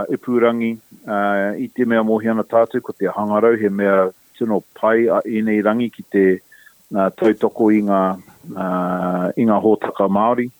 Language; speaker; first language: Māori; non-native, local second language; English